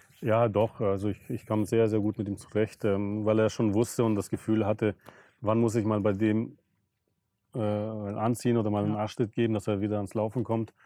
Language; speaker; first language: German; early bilingual, other home language; Russian